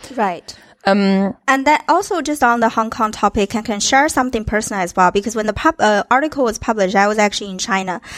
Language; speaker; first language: English; non-native, fluent; Chinese